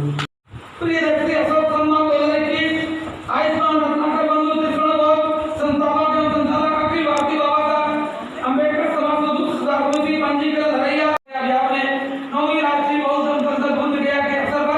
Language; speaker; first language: Hindi; native; Hindi